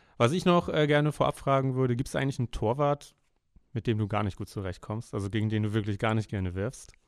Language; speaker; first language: German; native; German